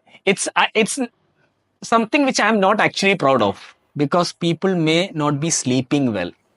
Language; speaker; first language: English; non-native, local second language; Malayalam